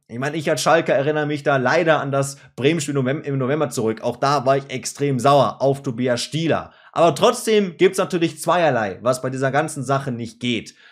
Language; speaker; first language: German; native; German